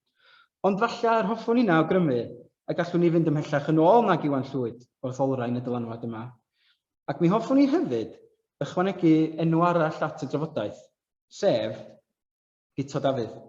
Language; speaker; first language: Welsh; native; Welsh